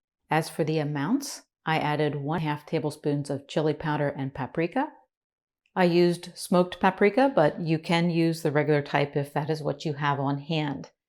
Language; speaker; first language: English; native; English